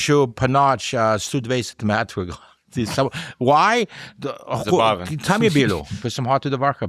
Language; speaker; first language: Slovenian; early bilingual, heritage; English